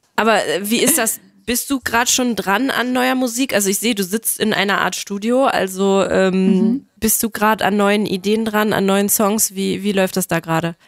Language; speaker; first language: German; native; German